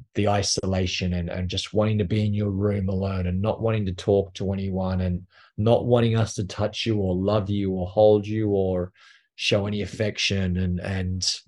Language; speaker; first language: English; native; English